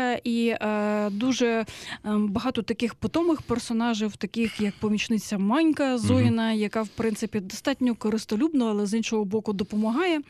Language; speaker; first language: Ukrainian; native; Ukrainian